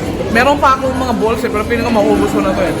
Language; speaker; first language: Filipino; non-native, local second language; Cebuano